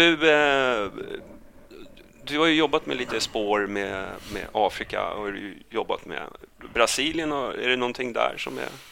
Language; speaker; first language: Swedish; native; Swedish